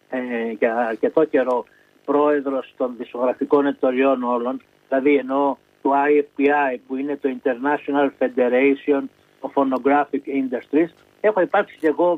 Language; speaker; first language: Greek; native; Greek